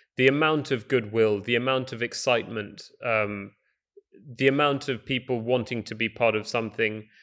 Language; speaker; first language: English; native; English